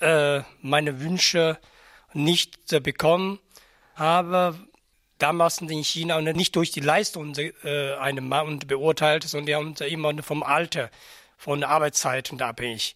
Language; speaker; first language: German; non-native, learner; Chinese